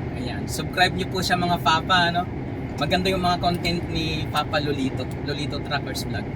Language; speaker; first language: Filipino; non-native, local second language; Cebuano